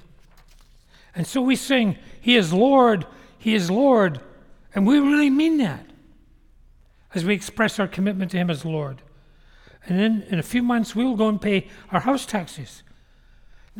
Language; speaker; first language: English; native; English